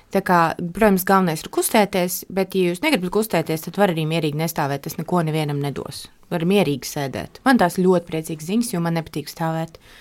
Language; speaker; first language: Latvian; native; Latvian